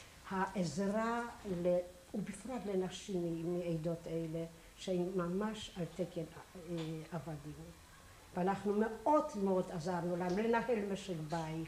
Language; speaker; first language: Hebrew; non-native, fluent; Polish